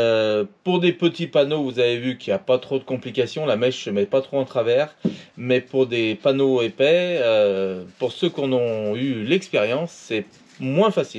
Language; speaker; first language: French; native; French